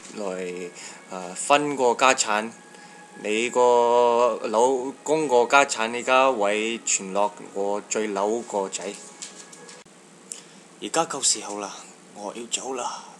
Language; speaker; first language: Cantonese; non-native, learner; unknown